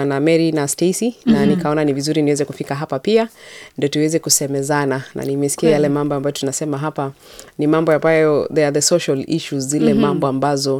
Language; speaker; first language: Swahili; non-native, local second language; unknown